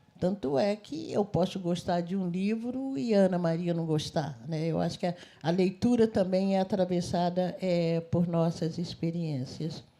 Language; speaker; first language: Portuguese; native; Portuguese